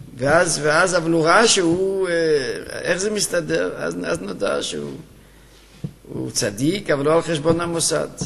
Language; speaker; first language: Hebrew; native; Hebrew